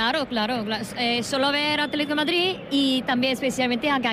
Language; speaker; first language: Spanish; non-native, learner; Korean